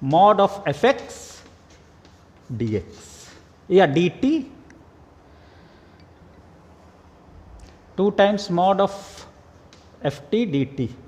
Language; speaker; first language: Hindi; native; Hindi